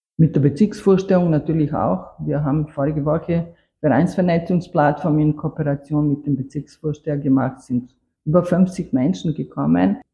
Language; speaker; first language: German; non-native, fluent; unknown